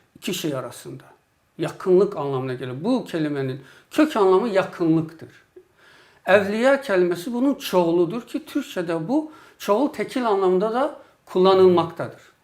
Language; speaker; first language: Turkish; native; Turkish